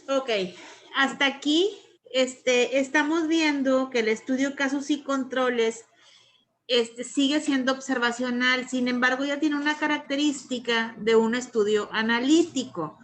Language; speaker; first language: Spanish; native; Spanish